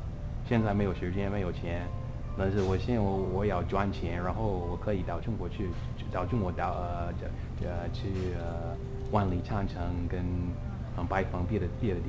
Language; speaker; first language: Chinese; non-native, fluent; English